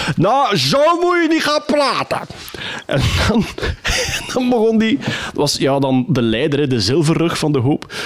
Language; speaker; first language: Dutch; native; Dutch